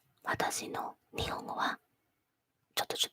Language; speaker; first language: Japanese; non-native, learner; Spanish